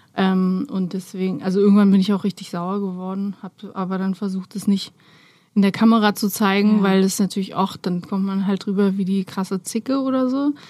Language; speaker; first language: German; early bilingual, other home language; Romanian